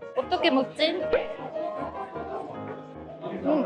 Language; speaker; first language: Korean; early bilingual, heritage; Japanese